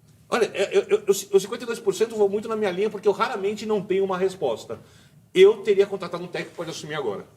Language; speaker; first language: Portuguese; native; Portuguese